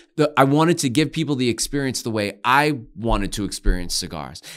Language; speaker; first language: English; native; English